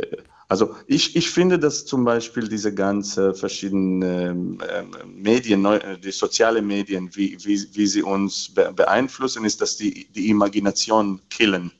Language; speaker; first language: German; non-native, fluent; Hebrew